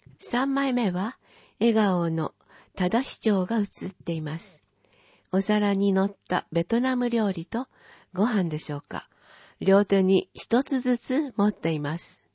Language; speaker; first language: Japanese; native; Japanese